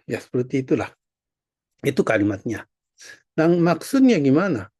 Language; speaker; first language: Indonesian; non-native, fluent; Japanese